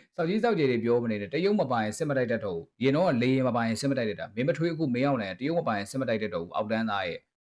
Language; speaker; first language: Burmese; native; Burmese